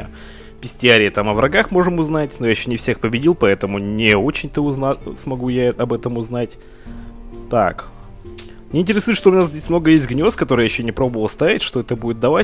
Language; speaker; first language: Russian; native; Russian